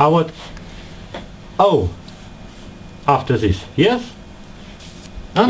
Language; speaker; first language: English; non-native, learner; Russian